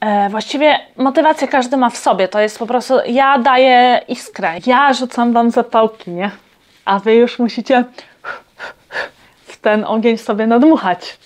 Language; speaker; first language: Polish; non-native, fluent; Latvian